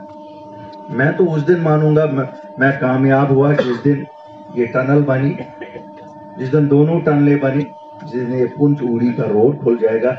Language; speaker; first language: Hindi; non-native, local second language; Kashmiri